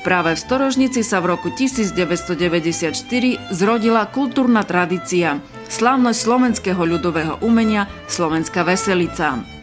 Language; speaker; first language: Slovak; native; Slovak